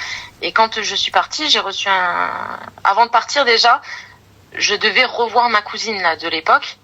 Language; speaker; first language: French; native; French